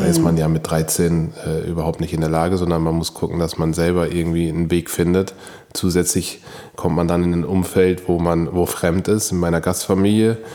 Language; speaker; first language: German; native; German